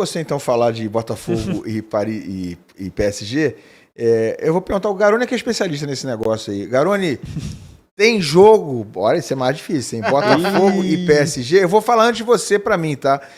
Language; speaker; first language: Portuguese; native; Portuguese